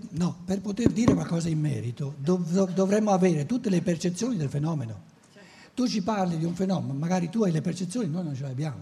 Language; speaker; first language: Italian; native; Italian